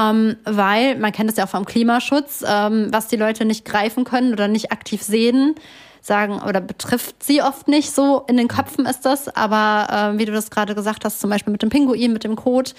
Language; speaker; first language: German; native; German